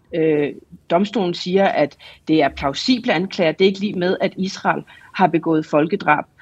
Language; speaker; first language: Danish; native; Danish